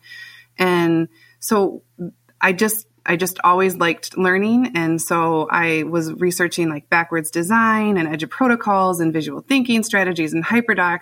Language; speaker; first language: English; native; English